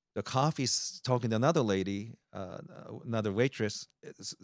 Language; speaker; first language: English; early bilingual, other home language; Japanese